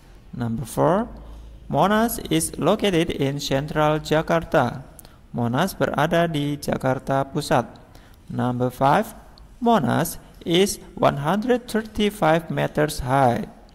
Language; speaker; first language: English; non-native, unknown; Indonesian